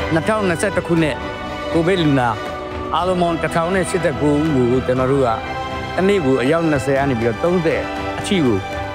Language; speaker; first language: Burmese; non-native, local second language; Tamil